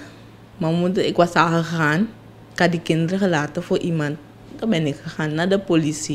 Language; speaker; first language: Dutch; non-native, local second language; Sranan Tongo